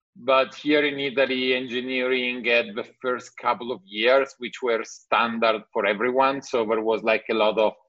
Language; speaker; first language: English; non-native, fluent; Italian